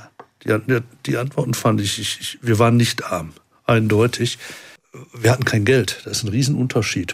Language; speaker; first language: German; native; German